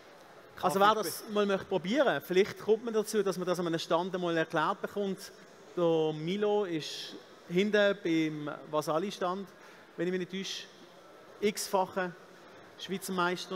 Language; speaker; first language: German; native; German